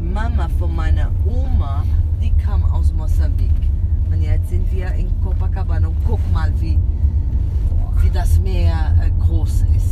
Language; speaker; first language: German; non-native, fluent; Portuguese